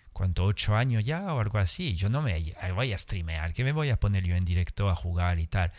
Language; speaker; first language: Spanish; non-native, fluent; French